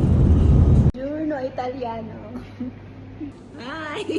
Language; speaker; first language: Italian; non-native, learner; Filipino